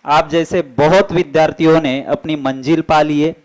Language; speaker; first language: Hindi; non-native, local second language; Marathi